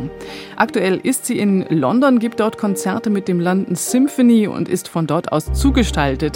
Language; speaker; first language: German; native; German